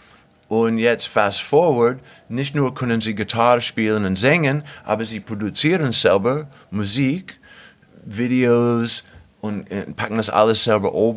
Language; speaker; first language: German; non-native, fluent; English